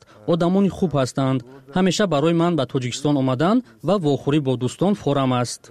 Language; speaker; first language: Persian; early bilingual, heritage; Tajik